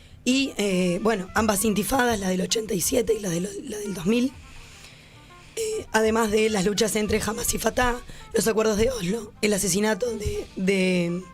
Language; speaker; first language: Spanish; native; Spanish